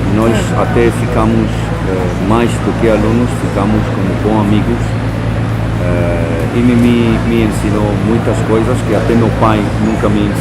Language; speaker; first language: Portuguese; non-native, fluent; Hebrew